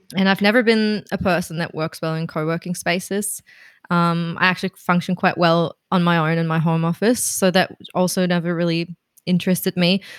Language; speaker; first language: English; non-native, fluent; German